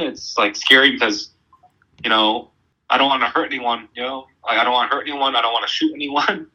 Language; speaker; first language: English; early bilingual, other home language; Vietnamese